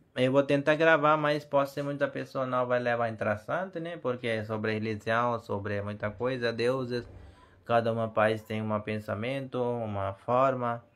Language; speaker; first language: Portuguese; non-native, learner; Hindi